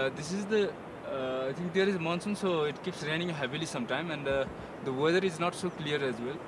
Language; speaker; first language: English; non-native, local second language; Nepali